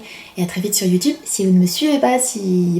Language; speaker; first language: French; native; French